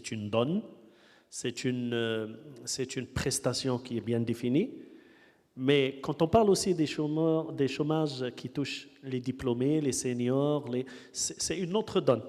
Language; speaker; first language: French; non-native, local second language; Arabic